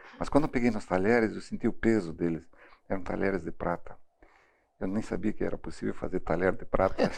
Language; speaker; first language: Portuguese; early bilingual, other home language; German